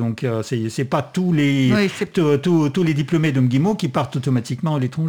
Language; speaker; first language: French; non-native, fluent; Russian